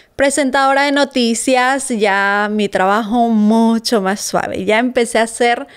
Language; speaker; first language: Spanish; native; Spanish